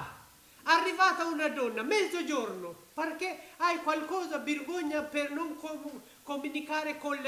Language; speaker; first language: Italian; non-native, learner; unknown